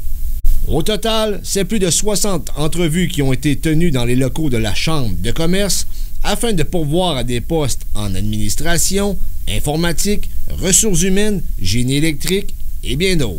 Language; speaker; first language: French; native; French